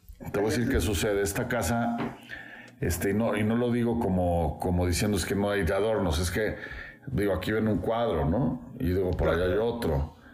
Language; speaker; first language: Spanish; native; Spanish